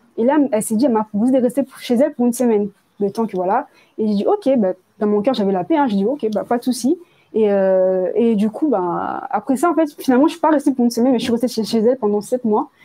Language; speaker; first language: French; early bilingual, other home language; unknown